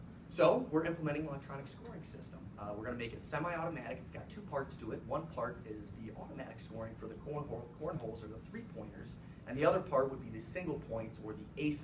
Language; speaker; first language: English; native; English